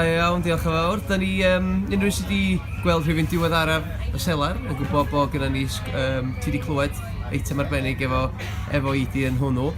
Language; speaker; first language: Welsh; native; Welsh